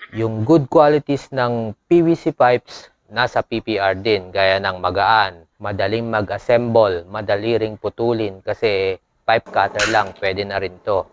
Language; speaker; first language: Filipino; native; Filipino